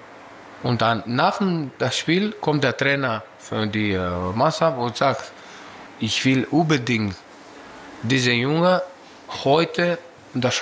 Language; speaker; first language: German; non-native, learner; Greek